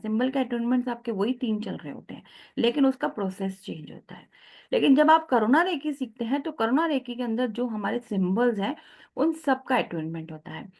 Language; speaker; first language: Hindi; native; Hindi